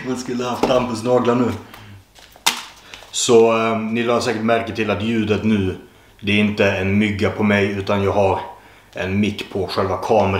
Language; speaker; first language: Swedish; native; Swedish